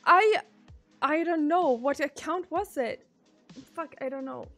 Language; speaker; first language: English; non-native, fluent; Swedish